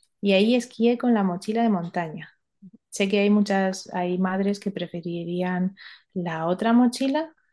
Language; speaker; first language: Spanish; early bilingual, other home language; Romanian